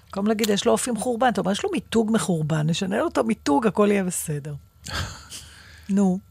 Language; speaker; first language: Hebrew; native; Hebrew